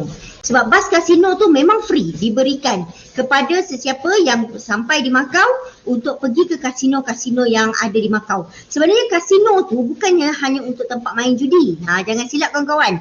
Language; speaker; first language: Malay; native; Malay